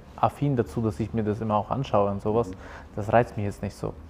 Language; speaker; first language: German; early bilingual, other home language; Albanian